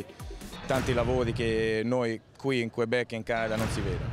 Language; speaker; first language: Italian; early bilingual, heritage; Italian